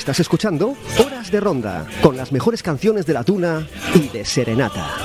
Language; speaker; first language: Spanish; native; Spanish